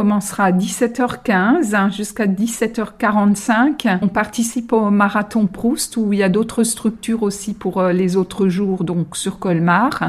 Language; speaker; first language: French; native; French